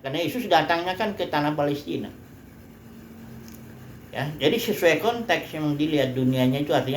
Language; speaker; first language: Indonesian; native; Indonesian